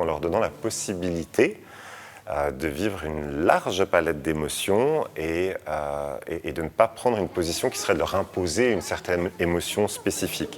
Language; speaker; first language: French; native; French